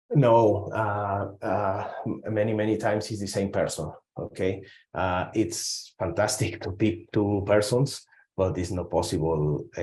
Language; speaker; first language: English; non-native, learner; Spanish